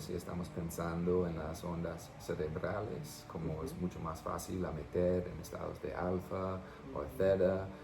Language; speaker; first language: Spanish; non-native, fluent; English